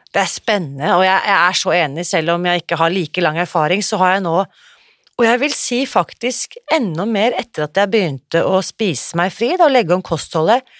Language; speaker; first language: Norwegian; early bilingual, other home language; German